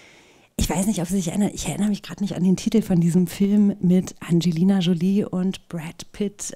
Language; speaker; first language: German; native; German